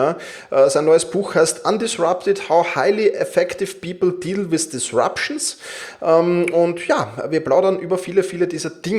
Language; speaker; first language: German; native; German